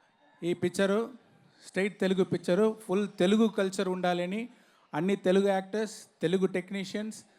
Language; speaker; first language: Telugu; non-native, learner; Tamil